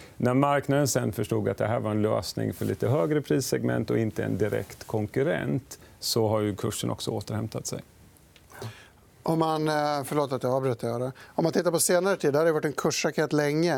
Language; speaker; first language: Swedish; native; Swedish